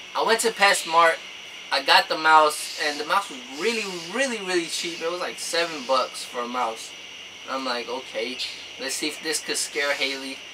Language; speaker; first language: English; native; English